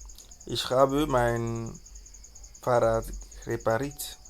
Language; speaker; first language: German; non-native, fluent; French